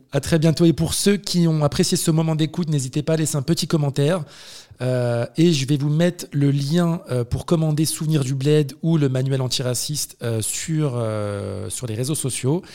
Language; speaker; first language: French; early bilingual, other home language; Arabic